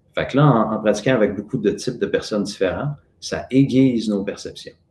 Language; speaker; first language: French; native; French